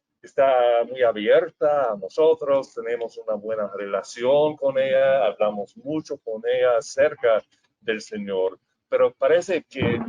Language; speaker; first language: Spanish; non-native, fluent; English